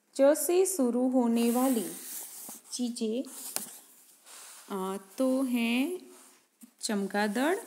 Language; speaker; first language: Hindi; non-native, local second language; Gujarati